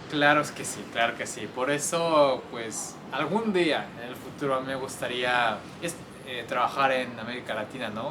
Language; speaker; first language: Spanish; non-native, fluent; Japanese